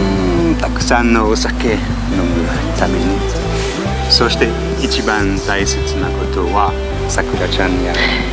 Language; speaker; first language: Japanese; non-native, learner; French